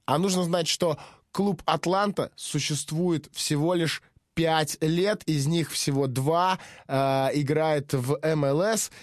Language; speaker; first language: Russian; native; Russian